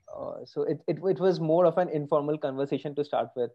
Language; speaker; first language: English; non-native, local second language; Bangla